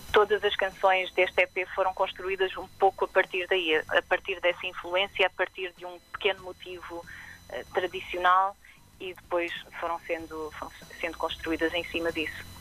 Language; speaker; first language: Portuguese; native; Portuguese